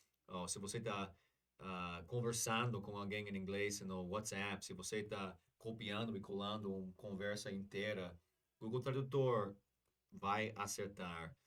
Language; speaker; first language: Portuguese; non-native, learner; English